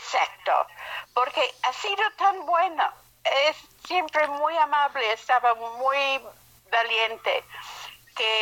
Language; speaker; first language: Spanish; non-native, fluent; English